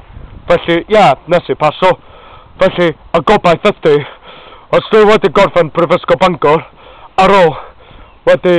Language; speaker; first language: Welsh; non-native, learner; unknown